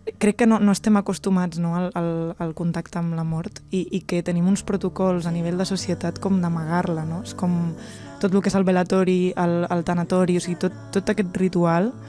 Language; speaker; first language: Catalan; non-native, local second language; Spanish